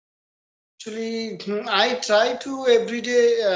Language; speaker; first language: English; non-native, learner; Bangla